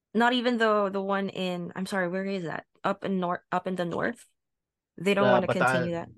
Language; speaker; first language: English; non-native, local second language; Filipino